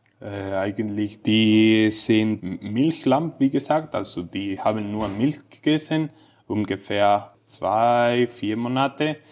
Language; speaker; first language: German; non-native, fluent; Spanish